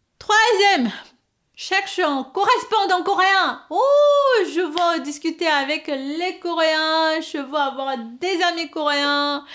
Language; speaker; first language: French; non-native, fluent; Korean